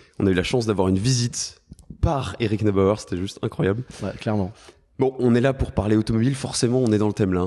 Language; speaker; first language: French; native; French